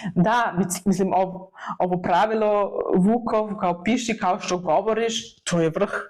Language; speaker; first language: Serbian; non-native, fluent; German